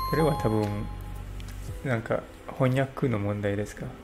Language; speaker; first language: Japanese; non-native, learner; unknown